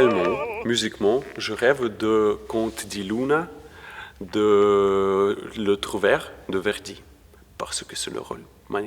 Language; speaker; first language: French; non-native, fluent; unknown